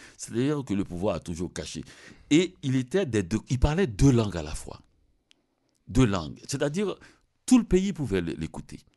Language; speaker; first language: French; non-native, local second language; Haitian Creole